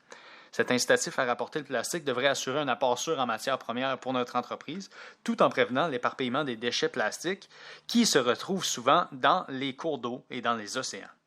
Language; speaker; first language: French; native; French